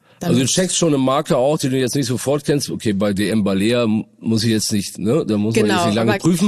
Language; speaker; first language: German; native; German